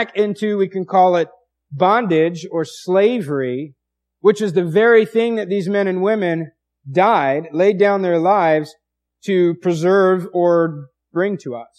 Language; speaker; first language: English; native; English